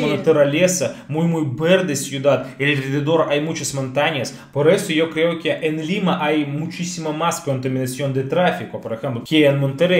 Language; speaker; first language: Spanish; non-native, learner; Russian